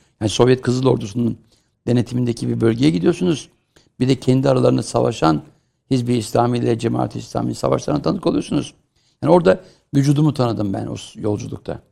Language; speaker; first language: Turkish; native; Turkish